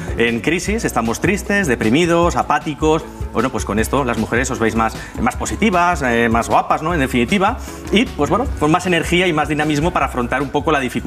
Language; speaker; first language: Spanish; native; Spanish